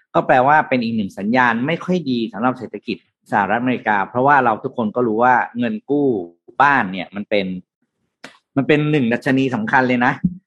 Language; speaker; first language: Thai; native; Thai